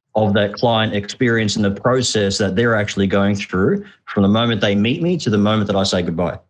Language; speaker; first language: English; early bilingual, other home language; Arabic